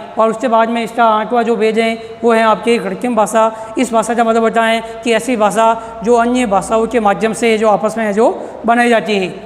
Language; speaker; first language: Hindi; native; Hindi